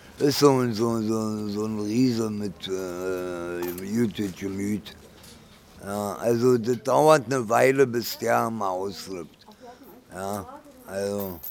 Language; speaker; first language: German; early bilingual, other home language; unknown